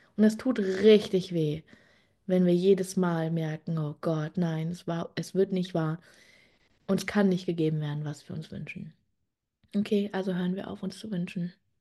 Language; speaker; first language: German; native; German